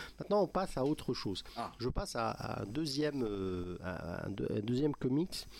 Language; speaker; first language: French; non-native, local second language; Arabic